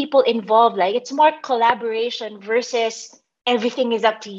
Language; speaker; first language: English; non-native, local second language; Filipino